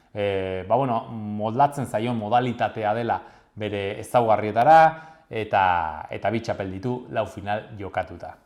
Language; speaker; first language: Basque; native; Basque